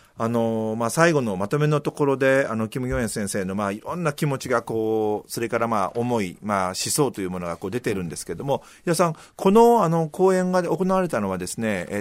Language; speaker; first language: Japanese; native; Japanese